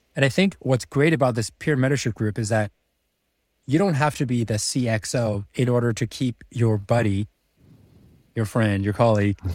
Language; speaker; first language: English; early bilingual, other home language; Czech